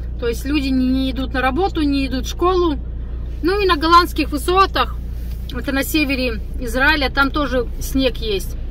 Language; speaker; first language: Russian; native; Russian